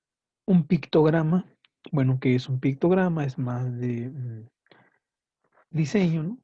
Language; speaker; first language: Spanish; native; Spanish